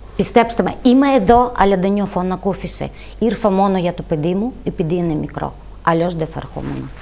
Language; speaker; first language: Greek; non-native, fluent; Ukrainian